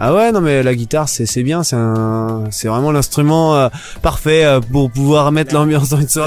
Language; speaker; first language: French; native; French